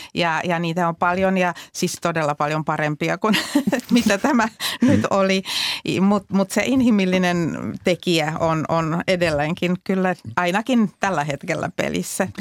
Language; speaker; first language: Finnish; non-native, fluent; Czech